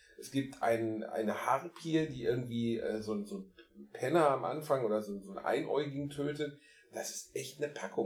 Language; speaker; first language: German; native; German